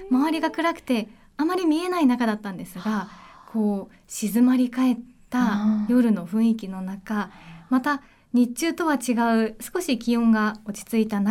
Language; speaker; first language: Japanese; native; Japanese